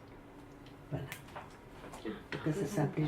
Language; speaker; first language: French; early bilingual, other home language; Vietnamese